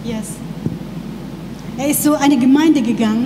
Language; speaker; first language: German; non-native, learner; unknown